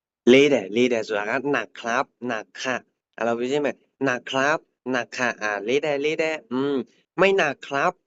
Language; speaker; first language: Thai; non-native, fluent; Burmese